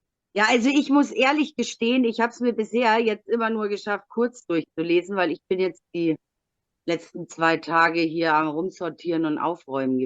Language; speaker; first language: German; native; German